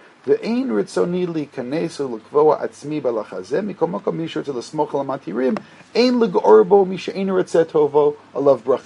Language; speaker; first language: Hebrew; non-native, fluent; English